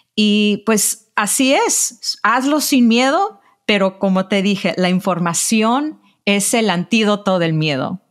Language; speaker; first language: Spanish; early bilingual, heritage; Spanish